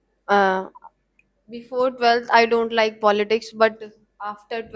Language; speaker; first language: English; non-native, learner; Hindi